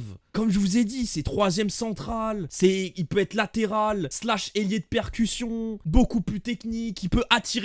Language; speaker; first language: French; native; French